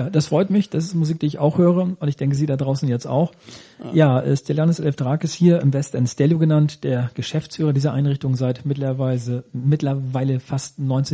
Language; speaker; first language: German; native; German